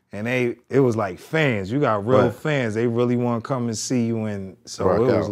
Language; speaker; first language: English; native; English